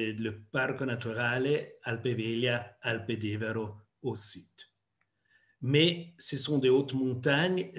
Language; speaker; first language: French; non-native, fluent; German